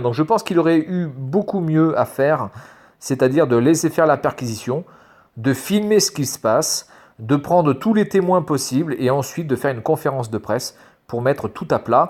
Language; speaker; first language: French; native; French